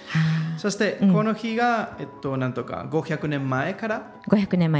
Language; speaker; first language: Japanese; non-native, learner; Catalan